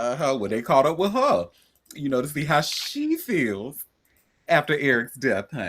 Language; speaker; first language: English; native; English